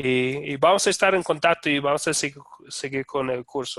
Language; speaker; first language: Spanish; non-native, fluent; English